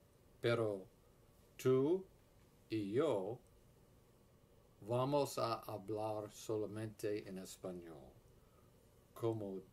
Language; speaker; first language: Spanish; non-native, learner; English